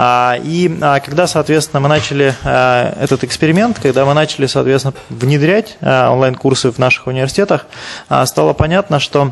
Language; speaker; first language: Russian; native; Russian